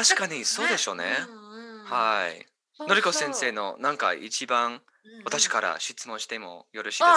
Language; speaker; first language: Japanese; non-native, fluent; English